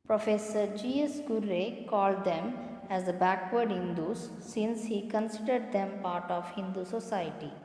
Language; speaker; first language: English; non-native, local second language; Kannada